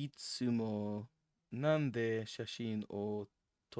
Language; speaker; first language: Japanese; non-native, learner; English